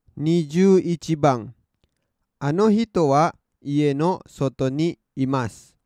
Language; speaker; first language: Japanese; non-native, fluent; Indonesian